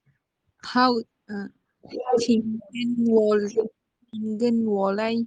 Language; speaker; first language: Chinese; non-native, learner; Malay